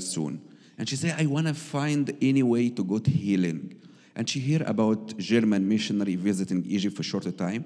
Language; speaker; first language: English; non-native, learner; Arabic